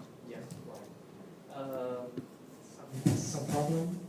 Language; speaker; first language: English; non-native, learner; Vietnamese